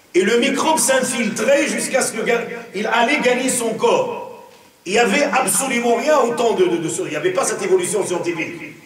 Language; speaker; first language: French; non-native, local second language; Arabic